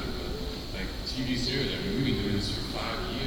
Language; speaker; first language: English; native; English